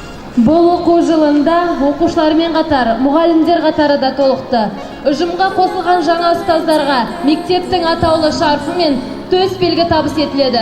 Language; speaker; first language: Kazakh; native; Kazakh